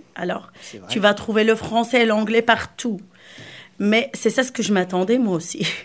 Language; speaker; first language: French; non-native, local second language; Arabic